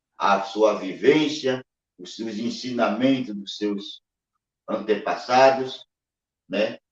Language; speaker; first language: Portuguese; non-native, local second language; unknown